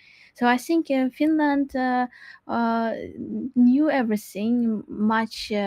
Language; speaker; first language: English; non-native, learner; Crimean Tatar